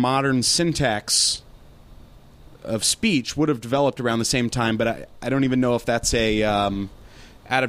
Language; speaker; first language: English; native; English